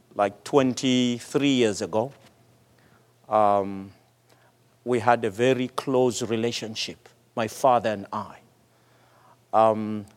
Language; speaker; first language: English; non-native, fluent; Malagasy